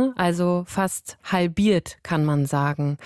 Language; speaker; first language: German; native; German